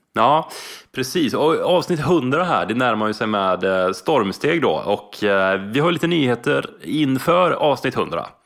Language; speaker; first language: Swedish; native; Swedish